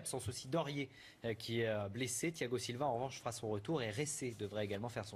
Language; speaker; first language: French; native; French